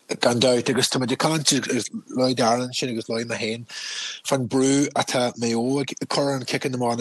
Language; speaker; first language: Irish; native; Irish